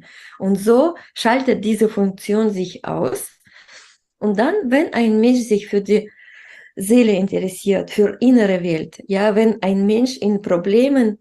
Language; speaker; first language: German; non-native, fluent; Russian